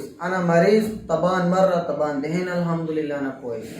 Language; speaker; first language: Arabic; non-native, learner; Urdu